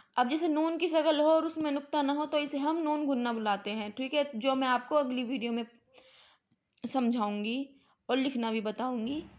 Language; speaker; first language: Hindi; native; Hindi